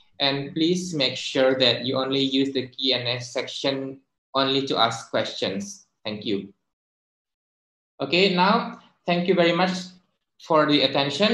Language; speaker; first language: English; non-native, fluent; Indonesian